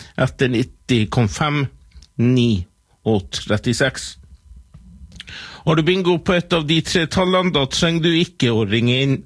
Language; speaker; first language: Norwegian; native; Norwegian